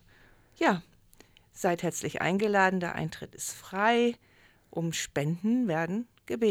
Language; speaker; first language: German; native; German